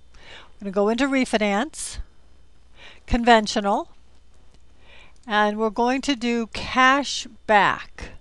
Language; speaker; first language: English; native; English